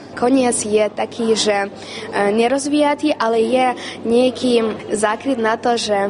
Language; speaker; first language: Slovak; non-native, learner; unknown